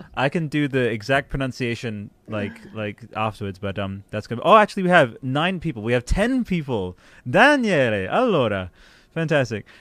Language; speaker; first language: English; early bilingual, other home language; Italian